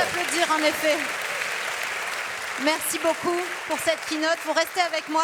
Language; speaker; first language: French; native; French